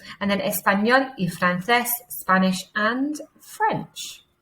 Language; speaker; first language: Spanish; non-native, fluent; English